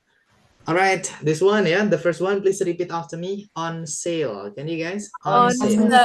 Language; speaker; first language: English; non-native, local second language; Indonesian